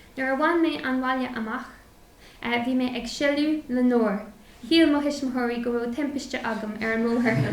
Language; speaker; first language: Irish; non-native, local second language; English